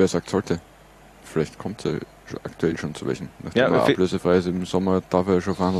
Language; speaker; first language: German; native; German